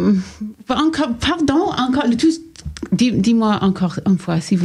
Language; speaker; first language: French; non-native, local second language; English